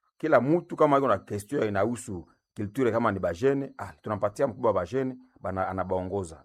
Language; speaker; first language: Swahili; non-native, local second language; Nande